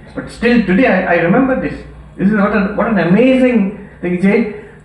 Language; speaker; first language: English; non-native, local second language; Bangla